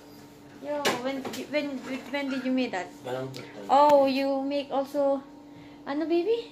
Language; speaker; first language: English; non-native, fluent; Filipino